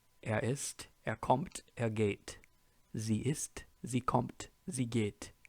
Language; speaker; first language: German; non-native, fluent; English